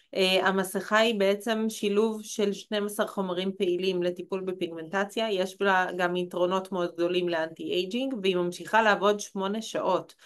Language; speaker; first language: Hebrew; native; Hebrew